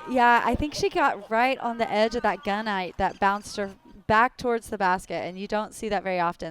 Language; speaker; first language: English; native; English